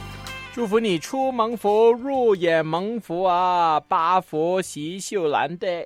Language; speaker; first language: Chinese; native; Chinese